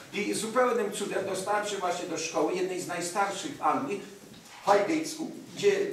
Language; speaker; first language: Polish; early bilingual, heritage; Polish